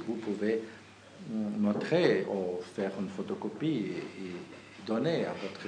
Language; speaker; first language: French; non-native, fluent; German